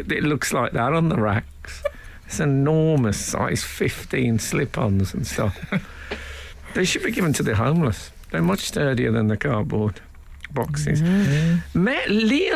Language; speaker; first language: English; native; English